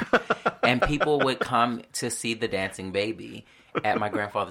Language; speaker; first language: English; native; English